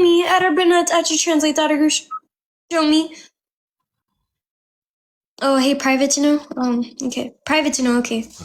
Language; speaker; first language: English; non-native, learner; Amharic